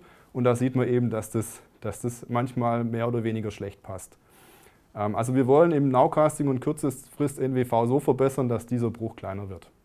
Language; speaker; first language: German; native; German